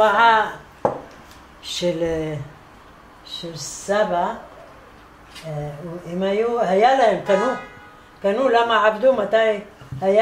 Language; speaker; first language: Hebrew; non-native, fluent; Arabic